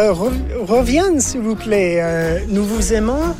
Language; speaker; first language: French; non-native, fluent; English